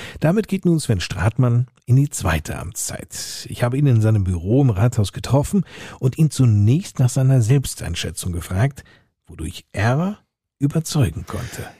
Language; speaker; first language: German; native; German